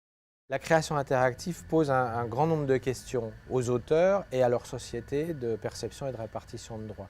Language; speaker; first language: French; native; French